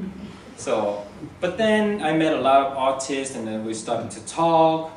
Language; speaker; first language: English; non-native, fluent; Korean